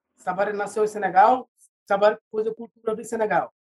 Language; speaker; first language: Portuguese; non-native, fluent; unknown